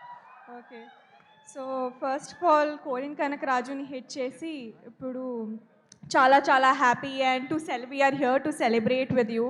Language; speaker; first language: Telugu; non-native, learner; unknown